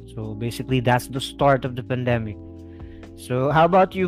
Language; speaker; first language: English; non-native, local second language; Filipino